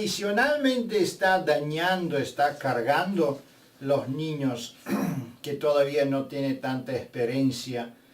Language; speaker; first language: Spanish; non-native, fluent; Bulgarian